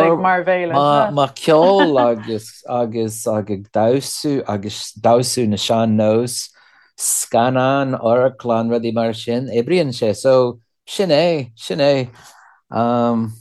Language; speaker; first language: Irish; non-native, learner; English